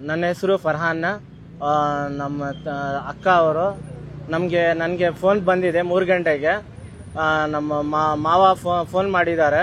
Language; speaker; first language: Kannada; non-native, local second language; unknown